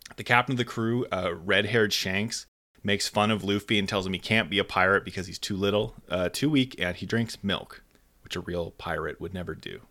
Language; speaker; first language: English; native; English